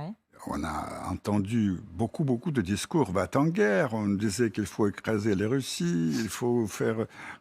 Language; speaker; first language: French; non-native, fluent; Russian